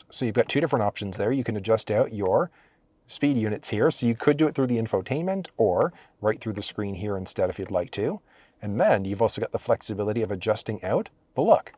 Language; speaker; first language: English; native; English